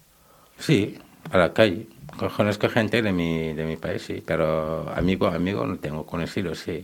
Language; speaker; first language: Spanish; non-native, learner; Wolof